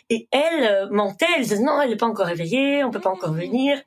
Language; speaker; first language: French; native; French